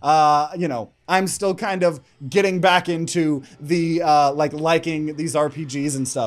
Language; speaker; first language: English; native; English